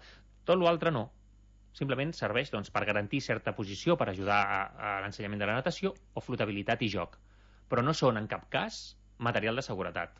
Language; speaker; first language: Catalan; native; Catalan